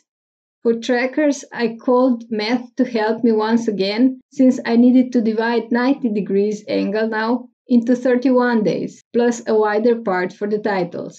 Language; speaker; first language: English; non-native, fluent; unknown